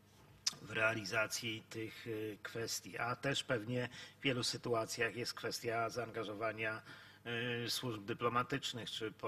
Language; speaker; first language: Polish; native; Polish